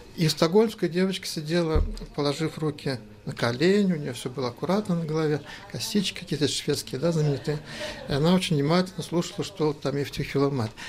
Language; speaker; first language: Russian; native; Russian